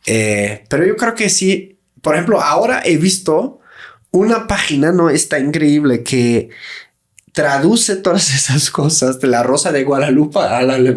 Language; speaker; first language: Spanish; native; Spanish